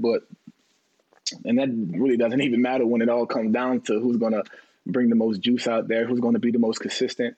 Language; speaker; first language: English; native; English